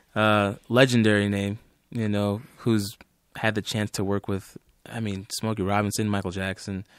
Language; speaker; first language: English; native; English